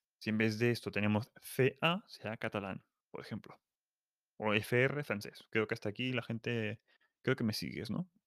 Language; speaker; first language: Spanish; non-native, local second language; Catalan